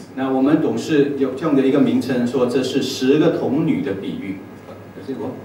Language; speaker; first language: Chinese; native; Chinese